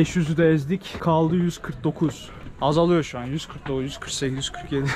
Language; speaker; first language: Turkish; native; Turkish